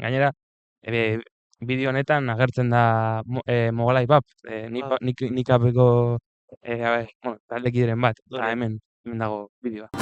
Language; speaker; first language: Basque; non-native, local second language; Spanish